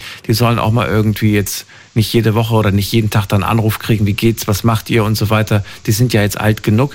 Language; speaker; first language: German; native; German